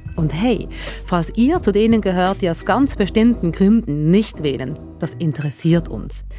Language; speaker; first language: German; native; German